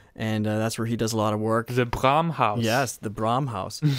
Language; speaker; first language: English; native; English